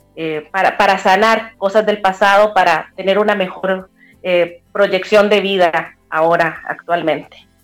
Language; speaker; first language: Spanish; native; Spanish